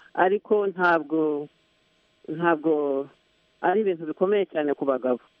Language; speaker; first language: Kinyarwanda; early bilingual, heritage; Kinyarwanda